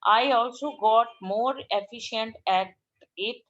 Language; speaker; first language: English; non-native, local second language; Punjabi